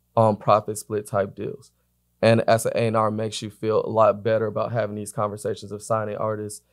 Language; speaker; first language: English; native; English